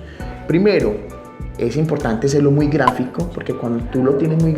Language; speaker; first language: Spanish; native; Spanish